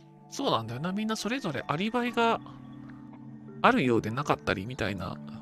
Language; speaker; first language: Japanese; native; Japanese